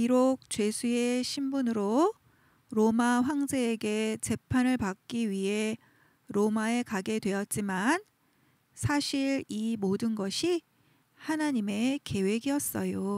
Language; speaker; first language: Korean; native; Korean